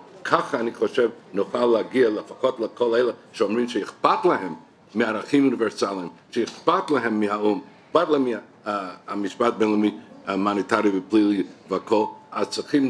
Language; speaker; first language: Hebrew; non-native, fluent; English